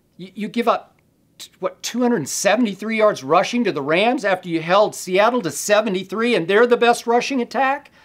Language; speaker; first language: English; native; English